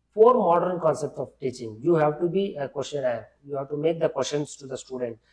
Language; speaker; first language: English; non-native, local second language; Kannada